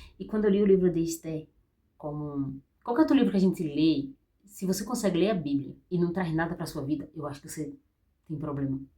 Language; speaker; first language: Portuguese; native; Portuguese